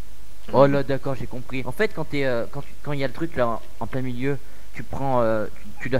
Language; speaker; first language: French; native; French